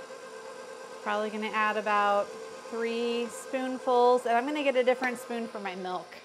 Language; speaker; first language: English; native; English